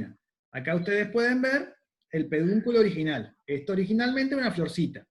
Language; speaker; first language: Spanish; native; Spanish